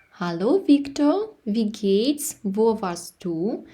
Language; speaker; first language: German; non-native, fluent; Ukrainian